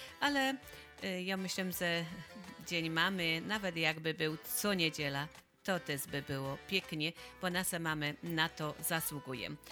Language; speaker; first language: Polish; native; Polish